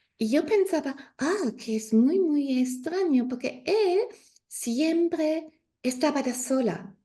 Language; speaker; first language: Spanish; non-native, learner; German